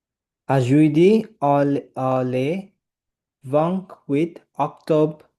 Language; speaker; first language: French; non-native, learner; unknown